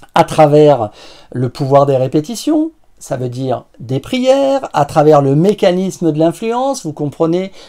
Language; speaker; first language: French; native; French